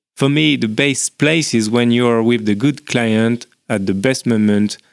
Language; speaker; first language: English; non-native, learner; French